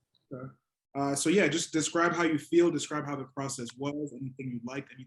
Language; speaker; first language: English; native; English